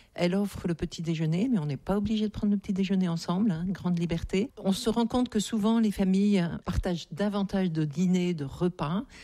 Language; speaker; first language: French; native; French